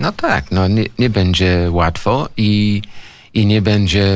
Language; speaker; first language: Polish; non-native, fluent; English